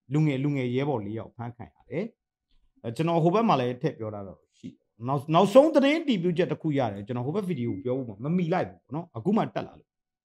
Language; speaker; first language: Burmese; non-native, local second language; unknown